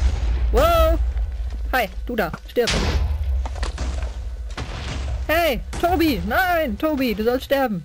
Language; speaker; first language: German; native; German